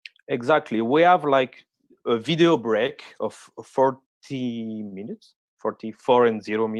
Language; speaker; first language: English; non-native, fluent; French